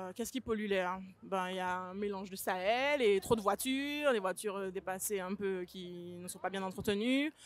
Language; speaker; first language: French; native; French